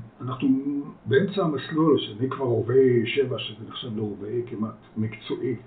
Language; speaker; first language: Hebrew; early bilingual, other home language; Dutch